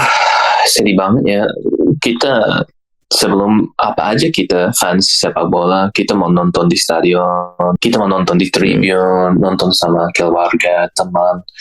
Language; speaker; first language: Indonesian; non-native, learner; English